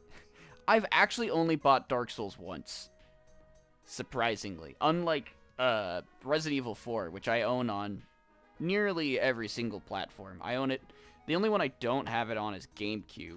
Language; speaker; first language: English; native; English